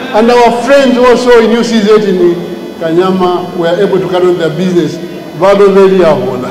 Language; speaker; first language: English; non-native, local second language; Bemba